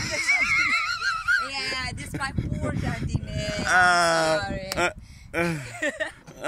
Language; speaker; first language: English; non-native, learner; Portuguese